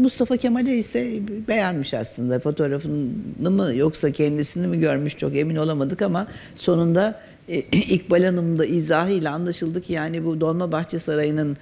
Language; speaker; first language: Turkish; native; Turkish